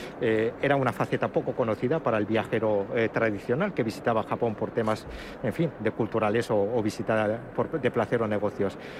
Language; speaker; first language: Spanish; early bilingual, other home language; Japanese